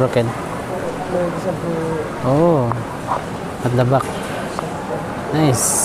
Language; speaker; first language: English; non-native, learner; Filipino